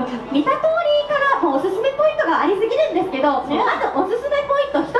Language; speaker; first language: Japanese; native; Japanese